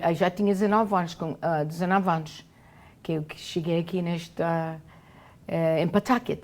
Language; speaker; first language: Portuguese; non-native, local second language; Kabuverdianu